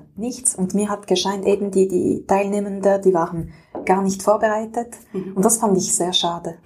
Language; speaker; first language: German; native; German